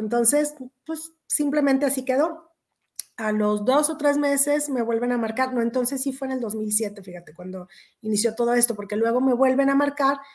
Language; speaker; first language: Spanish; native; Spanish